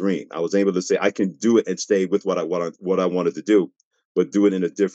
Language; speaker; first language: English; native; English